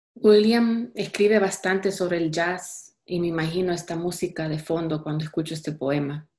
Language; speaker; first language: Spanish; early bilingual, heritage; Spanish